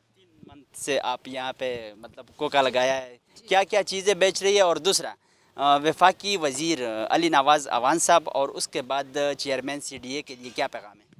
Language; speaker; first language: Urdu; non-native, local second language; Pashto